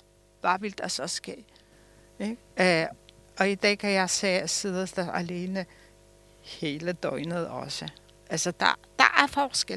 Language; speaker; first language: Danish; early bilingual, other home language; Polish